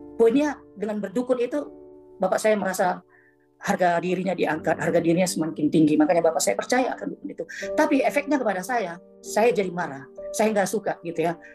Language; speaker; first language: Indonesian; native; Indonesian